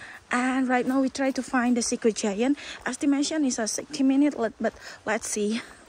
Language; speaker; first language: English; non-native, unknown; Indonesian